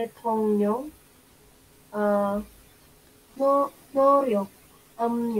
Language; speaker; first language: Korean; non-native, learner; Indonesian